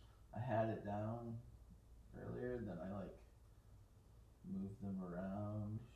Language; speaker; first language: English; native; English